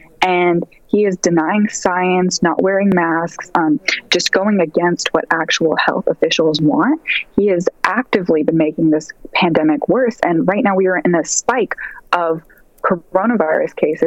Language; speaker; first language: English; native; English